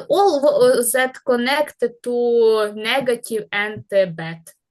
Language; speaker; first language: English; non-native, learner; Ukrainian